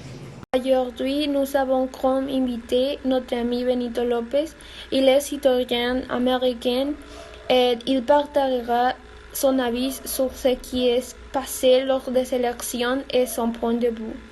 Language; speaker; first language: French; non-native, learner; Spanish